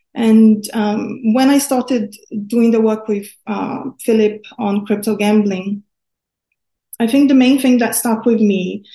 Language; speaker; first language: English; non-native, fluent; Portuguese